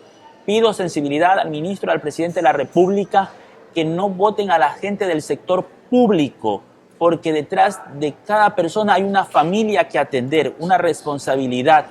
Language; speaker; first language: Spanish; native; Spanish